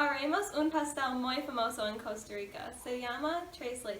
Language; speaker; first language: Spanish; non-native, learner; English